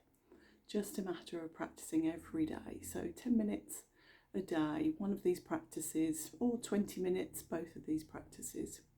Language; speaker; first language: English; native; English